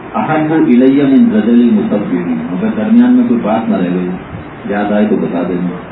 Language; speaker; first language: Urdu; native; Urdu